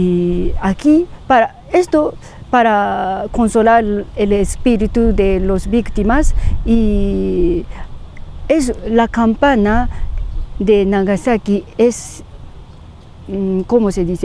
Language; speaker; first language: Spanish; non-native, learner; Japanese